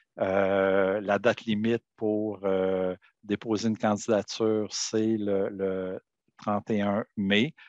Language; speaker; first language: French; native; French